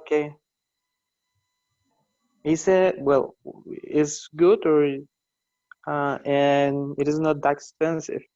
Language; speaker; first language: English; non-native, learner; Spanish